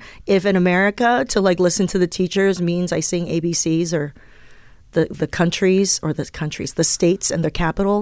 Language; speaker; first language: English; early bilingual, other home language; Chinese